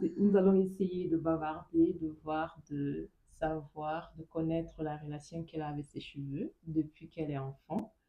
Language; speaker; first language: French; non-native, local second language; Lingala